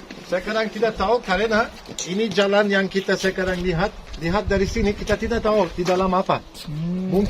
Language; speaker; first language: Indonesian; non-native, fluent; Turkish